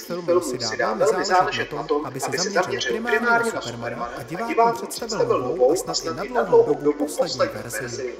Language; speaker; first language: Czech; native; Czech